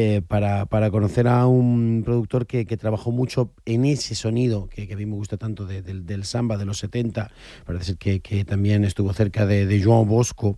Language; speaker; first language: Spanish; native; Spanish